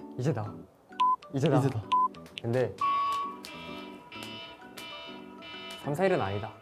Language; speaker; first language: Korean; native; Korean